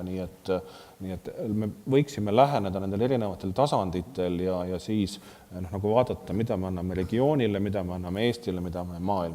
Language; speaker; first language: Estonian; native; Estonian